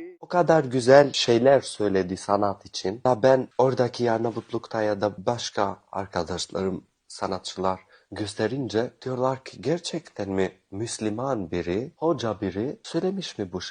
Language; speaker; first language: Turkish; non-native, fluent; Albanian